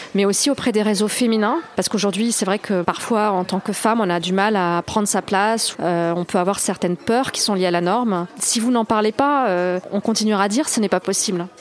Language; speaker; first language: French; native; French